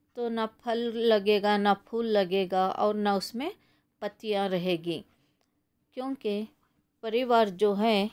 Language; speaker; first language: Hindi; non-native, local second language; Kannada